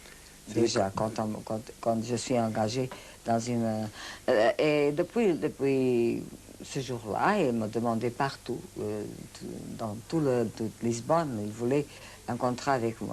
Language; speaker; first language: French; non-native, fluent; Portuguese